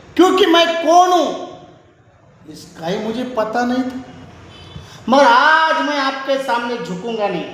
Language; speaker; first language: Hindi; non-native, local second language; Marathi